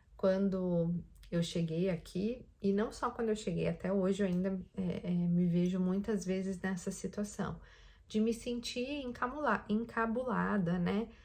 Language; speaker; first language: Portuguese; native; Portuguese